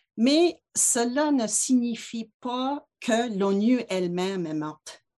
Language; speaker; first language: French; non-native, local second language; English